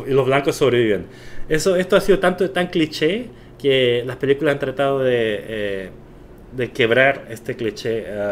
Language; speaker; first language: Spanish; non-native, fluent; Korean